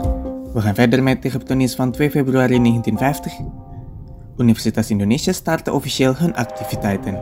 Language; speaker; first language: Dutch; non-native, fluent; Indonesian